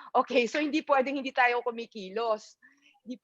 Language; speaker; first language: Filipino; native; Filipino